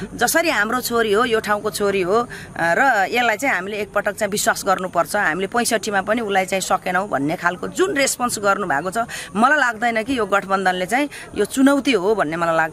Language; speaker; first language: Nepali; native; Nepali